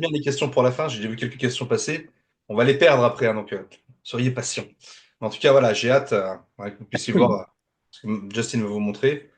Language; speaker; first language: French; native; French